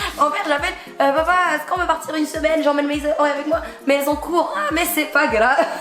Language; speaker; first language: French; native; French